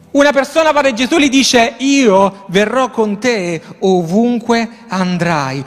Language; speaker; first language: Italian; native; Italian